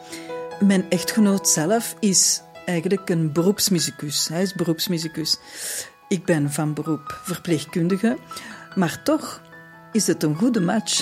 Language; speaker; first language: Dutch; native; Dutch